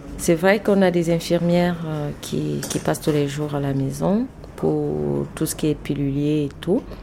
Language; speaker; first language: French; native; French